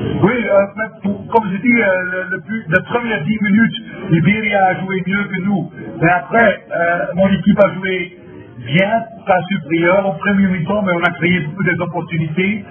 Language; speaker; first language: French; non-native, fluent; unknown